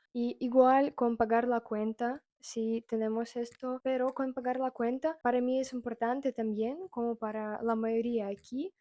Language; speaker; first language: Spanish; non-native, fluent; Russian